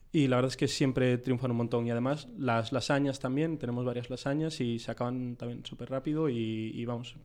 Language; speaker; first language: Spanish; native; Spanish